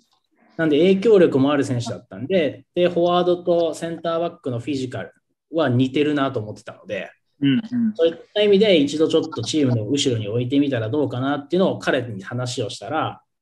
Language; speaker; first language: Japanese; native; Japanese